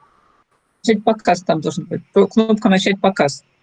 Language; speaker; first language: Russian; native; Russian